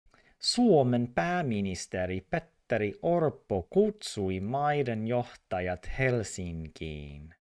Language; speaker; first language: Finnish; non-native, learner; English